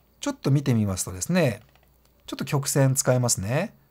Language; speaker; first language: Japanese; native; Japanese